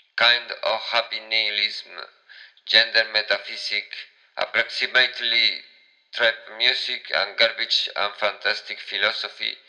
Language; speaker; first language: English; non-native, fluent; Spanish